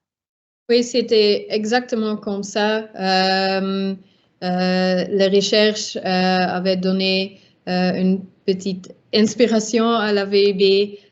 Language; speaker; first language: French; non-native, local second language; Dutch